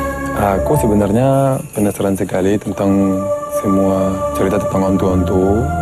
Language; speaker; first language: Indonesian; non-native, fluent; English